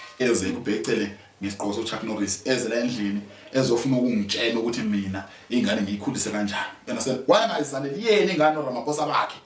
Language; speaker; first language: Zulu; native; Zulu